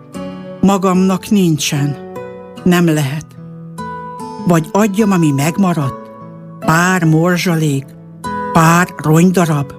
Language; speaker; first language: Hungarian; native; Hungarian